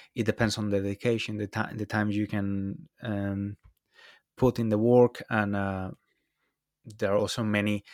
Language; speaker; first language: English; non-native, fluent; Spanish